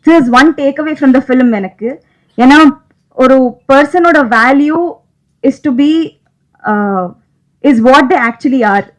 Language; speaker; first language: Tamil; non-native, local second language; Malayalam